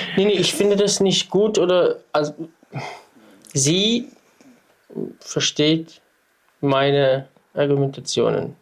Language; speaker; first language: German; non-native, fluent; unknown